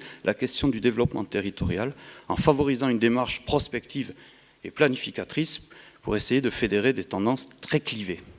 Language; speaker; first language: French; native; French